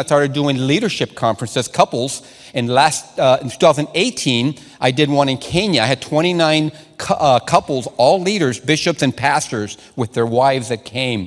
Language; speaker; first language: English; non-native, fluent; Spanish